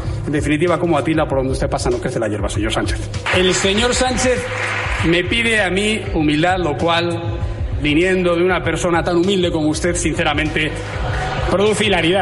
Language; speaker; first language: Spanish; native; Spanish